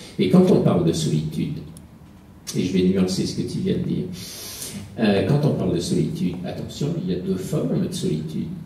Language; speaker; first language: French; native; French